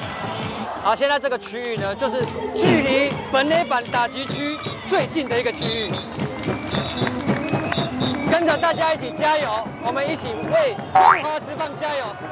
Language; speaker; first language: Chinese; native; Chinese